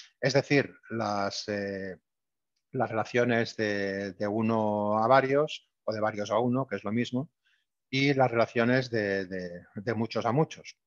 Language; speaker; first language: Spanish; native; Spanish